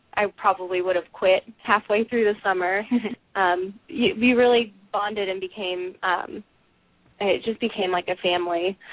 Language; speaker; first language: English; native; English